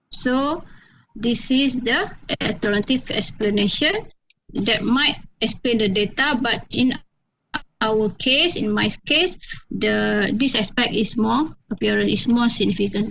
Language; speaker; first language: English; non-native, fluent; Malay